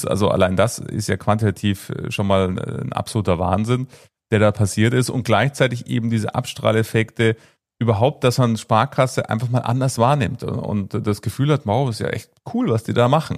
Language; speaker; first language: German; native; German